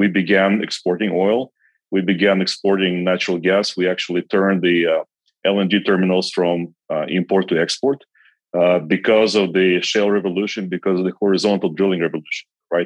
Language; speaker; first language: English; non-native, fluent; Kazakh